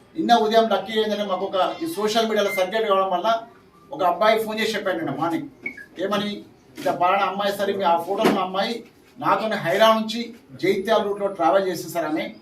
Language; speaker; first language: Telugu; native; Telugu